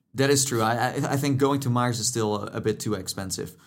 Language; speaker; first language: English; non-native, fluent; Dutch